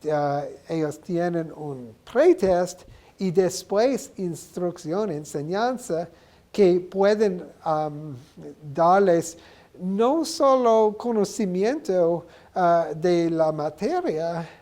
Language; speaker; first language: Spanish; non-native, learner; English